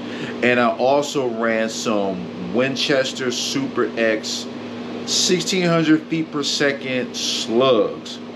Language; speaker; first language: English; native; English